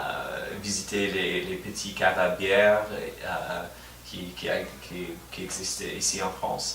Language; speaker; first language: French; non-native, fluent; English